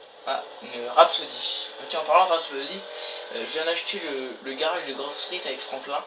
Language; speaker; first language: French; native; French